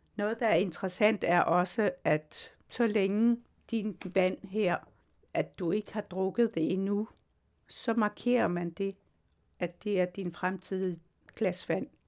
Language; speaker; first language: Danish; non-native, local second language; Kalaallisut